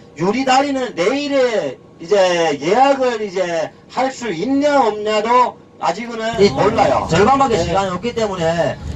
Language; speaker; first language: Korean; early bilingual, heritage; Korean